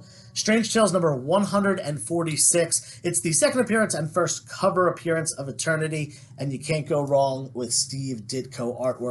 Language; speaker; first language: English; native; English